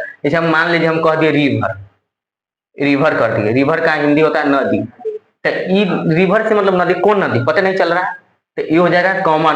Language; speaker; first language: Hindi; non-native, local second language; Bhojpuri